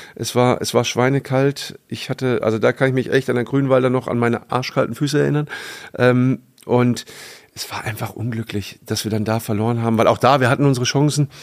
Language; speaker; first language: German; native; German